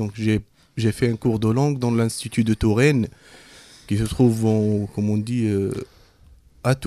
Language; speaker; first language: French; non-native, fluent; Arabic